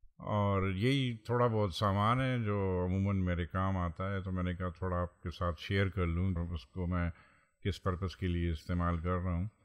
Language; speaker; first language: Urdu; non-native, local second language; Pashto